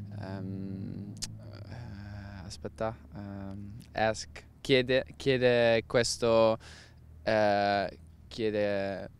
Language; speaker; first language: Italian; non-native, learner; Dutch